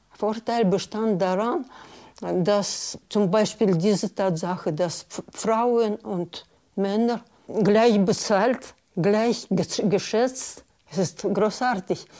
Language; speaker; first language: German; non-native, learner; Russian